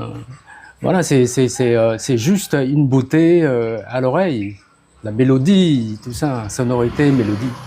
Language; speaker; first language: French; non-native, fluent; Khmer